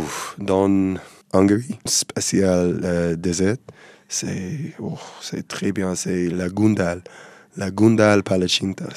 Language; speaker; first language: French; non-native, learner; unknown